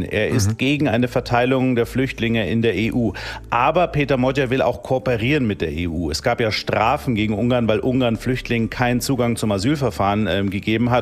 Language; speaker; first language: German; native; German